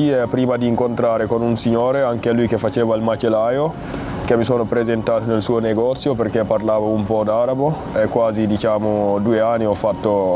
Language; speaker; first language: Italian; non-native, fluent; Fula